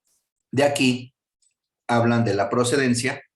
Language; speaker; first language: Spanish; native; Spanish